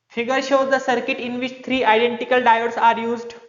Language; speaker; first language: Hindi; non-native, local second language; Marathi